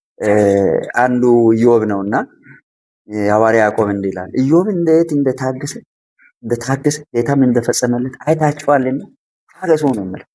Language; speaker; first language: Amharic; non-native, local second language; Sidamo